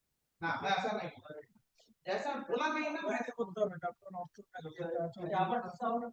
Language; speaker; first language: Hindi; non-native, local second language; Bangla